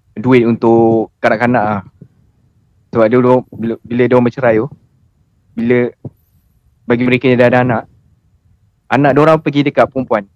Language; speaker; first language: Malay; native; Malay